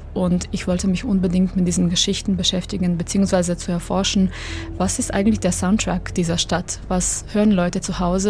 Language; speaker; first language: German; non-native, fluent; Croatian